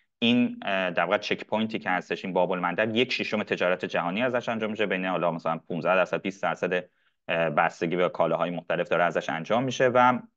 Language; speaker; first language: Persian; non-native, local second language; Arabic